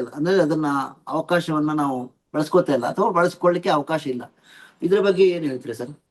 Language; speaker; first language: Kannada; native; Kannada